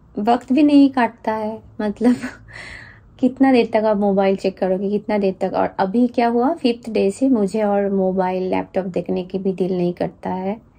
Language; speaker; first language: Hindi; non-native, local second language; Bangla